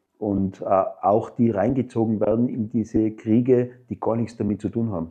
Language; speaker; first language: German; native; German